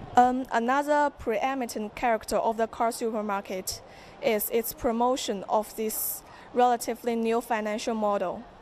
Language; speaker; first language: English; non-native, fluent; Chinese